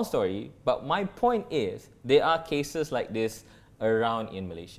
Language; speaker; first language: English; non-native, local second language; Malay